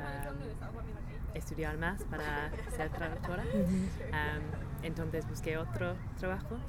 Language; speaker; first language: Spanish; non-native, learner; English